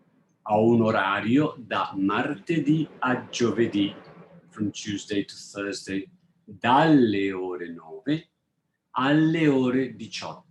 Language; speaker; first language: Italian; non-native, fluent; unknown